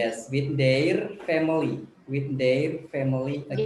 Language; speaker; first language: English; non-native, learner; Indonesian